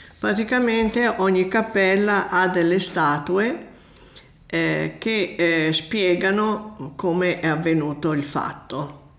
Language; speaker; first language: Italian; native; Italian